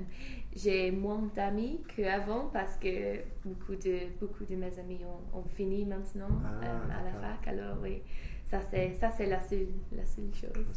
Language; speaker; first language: French; non-native, fluent; English